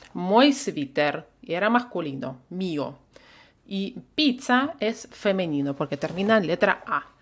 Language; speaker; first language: Spanish; non-native, fluent; Russian